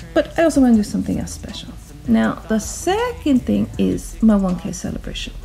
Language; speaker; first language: English; native; English